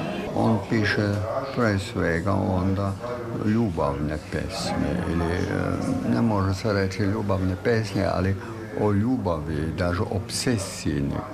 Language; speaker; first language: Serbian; non-native, fluent; German